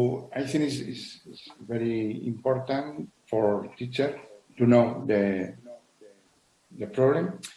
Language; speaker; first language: English; non-native, learner; Spanish